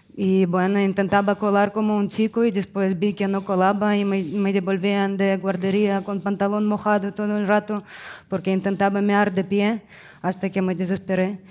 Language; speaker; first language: Spanish; non-native, fluent; Russian